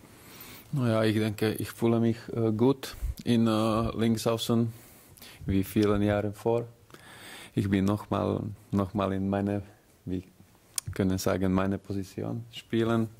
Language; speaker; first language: German; non-native, learner; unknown